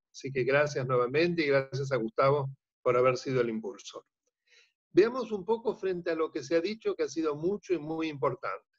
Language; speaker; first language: Spanish; native; Spanish